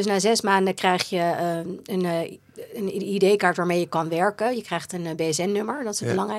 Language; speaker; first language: Dutch; native; Dutch